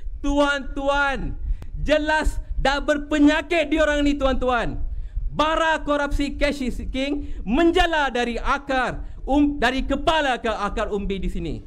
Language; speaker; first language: Malay; non-native, local second language; Tamil